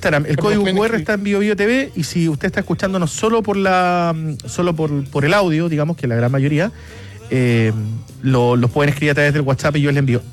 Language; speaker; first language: Spanish; native; Spanish